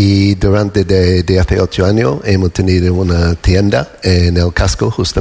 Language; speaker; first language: Spanish; non-native, fluent; English